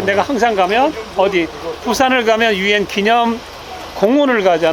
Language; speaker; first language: Korean; native; Korean